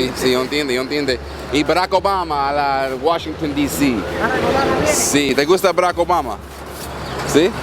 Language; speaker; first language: Spanish; non-native, learner; English